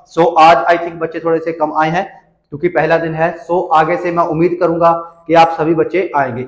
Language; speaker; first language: Hindi; native; Hindi